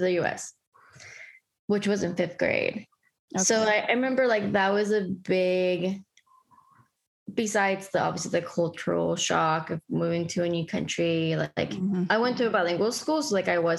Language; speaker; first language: English; early bilingual, other home language; Spanish